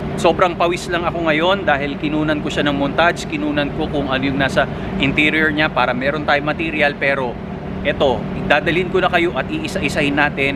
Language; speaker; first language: Filipino; native; Filipino